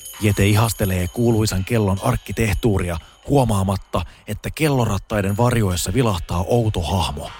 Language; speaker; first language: Finnish; native; Finnish